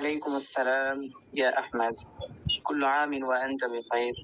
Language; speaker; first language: Arabic; non-native, learner; Bangla